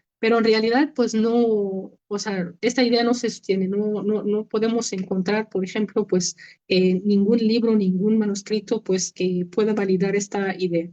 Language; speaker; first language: Spanish; non-native, fluent; Arabic